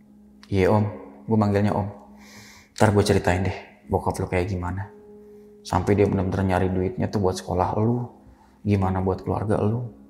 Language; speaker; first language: Indonesian; native; Indonesian